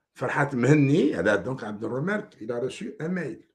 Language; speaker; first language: French; non-native, local second language; Arabic